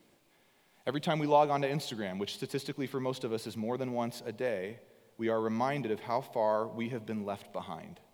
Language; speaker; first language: English; native; English